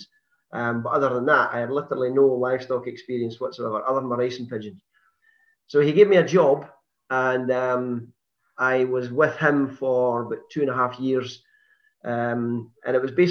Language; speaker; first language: English; native; English